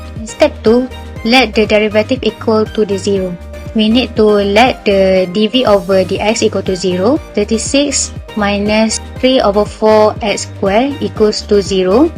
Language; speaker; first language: English; non-native, local second language; Malay